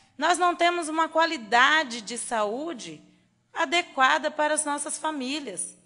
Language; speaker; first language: Portuguese; native; Portuguese